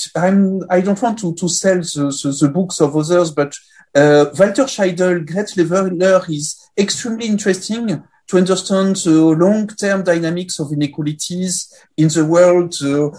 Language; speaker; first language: English; non-native, fluent; French